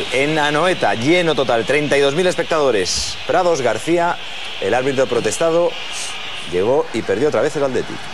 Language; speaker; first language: Spanish; native; Spanish